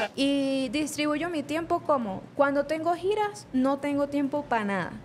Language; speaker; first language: Spanish; native; Spanish